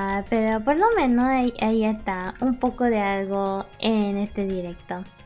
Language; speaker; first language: Spanish; early bilingual, other home language; English